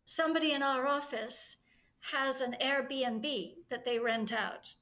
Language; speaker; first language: English; native; English